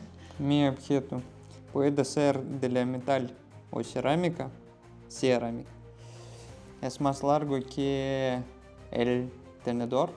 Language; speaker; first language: Spanish; non-native, learner; Russian